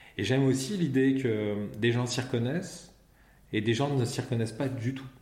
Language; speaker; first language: French; native; French